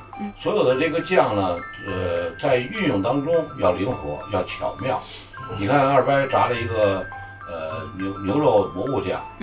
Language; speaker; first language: Chinese; native; Chinese